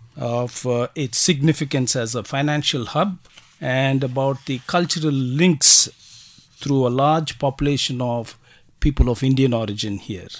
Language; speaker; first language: English; non-native, local second language; Tamil